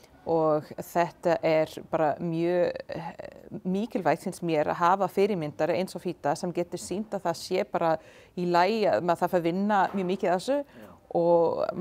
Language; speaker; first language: Icelandic; non-native, fluent; English